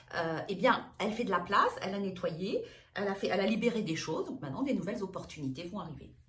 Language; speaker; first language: French; native; French